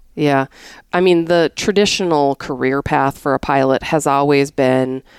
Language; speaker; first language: English; native; English